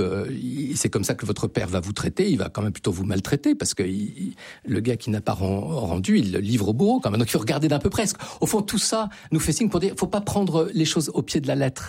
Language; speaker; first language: French; native; French